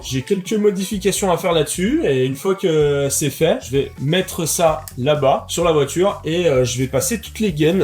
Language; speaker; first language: French; native; French